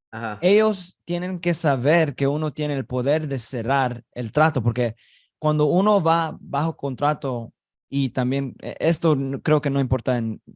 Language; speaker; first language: Spanish; early bilingual, heritage; Spanish